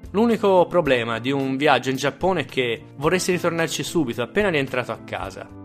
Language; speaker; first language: Italian; native; Italian